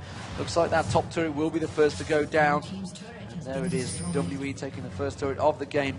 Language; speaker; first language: English; native; English